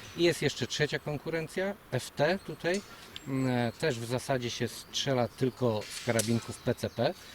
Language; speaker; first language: Polish; native; Polish